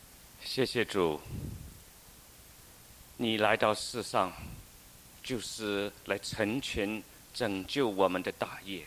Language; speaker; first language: Chinese; native; Chinese